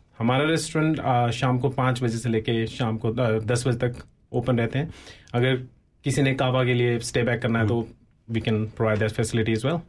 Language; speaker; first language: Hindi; native; Hindi